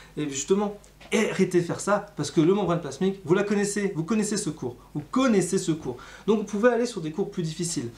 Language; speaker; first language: French; native; French